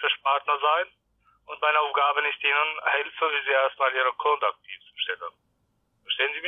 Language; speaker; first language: German; non-native, learner; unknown